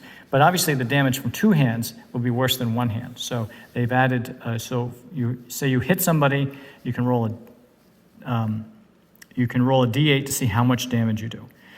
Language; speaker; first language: English; native; English